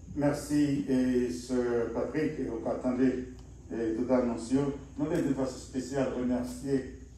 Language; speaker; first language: French; native; French